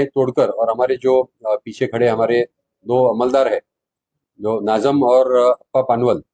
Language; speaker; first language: Hindi; non-native, local second language; Marathi